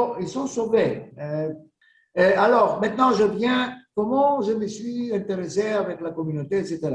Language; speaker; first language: French; non-native, learner; Greek